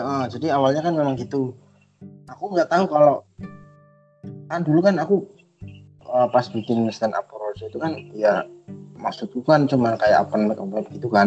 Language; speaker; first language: Indonesian; native; Indonesian